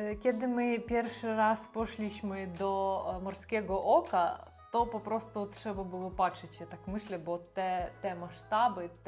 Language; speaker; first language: Polish; non-native, learner; Russian